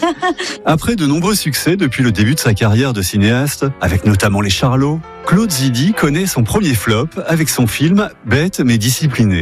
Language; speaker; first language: French; native; French